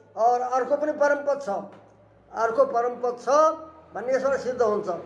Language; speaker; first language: Nepali; native; Nepali